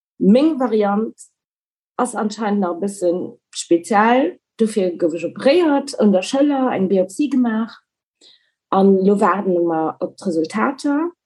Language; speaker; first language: Luxembourgish; early bilingual, other home language; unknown